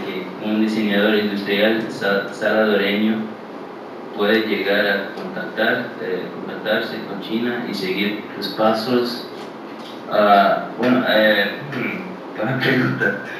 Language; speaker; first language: Spanish; early bilingual, heritage; English